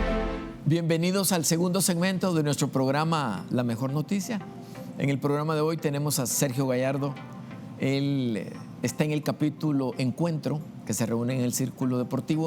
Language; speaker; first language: Spanish; native; Spanish